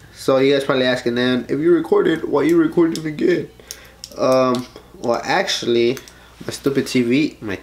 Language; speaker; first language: English; early bilingual, other home language; Spanish